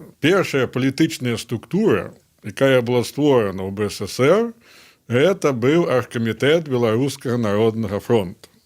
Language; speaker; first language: Belarusian; native; Belarusian